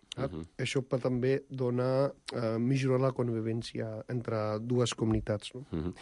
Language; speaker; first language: Catalan; non-native, fluent; Punjabi